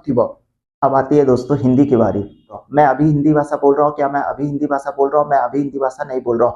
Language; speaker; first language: Hindi; non-native, local second language; Odia